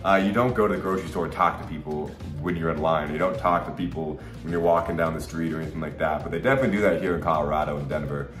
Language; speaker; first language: English; native; English